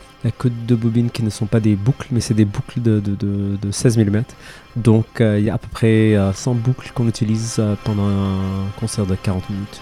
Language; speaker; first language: French; non-native, local second language; Arabic